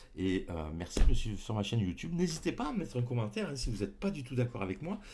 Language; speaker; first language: French; native; French